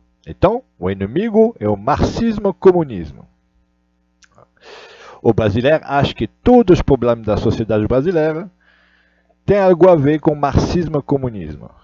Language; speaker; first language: Portuguese; non-native, learner; Russian